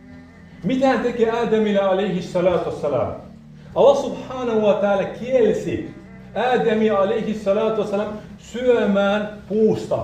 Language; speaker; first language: Finnish; non-native, fluent; Arabic